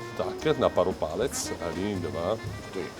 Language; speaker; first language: Russian; non-native, learner; Italian